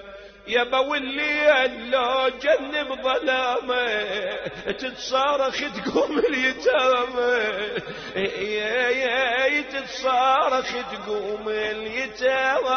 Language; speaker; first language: Arabic; native; Arabic